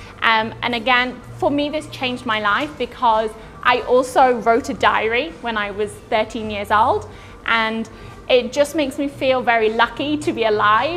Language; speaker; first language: English; native; English